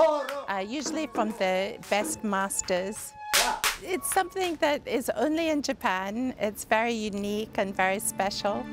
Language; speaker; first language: English; native; English